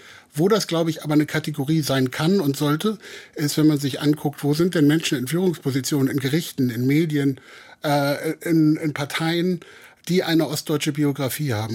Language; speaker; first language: German; native; German